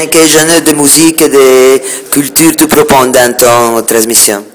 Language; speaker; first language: French; non-native, fluent; Italian